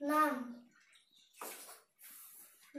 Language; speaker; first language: Russian; early bilingual, other home language; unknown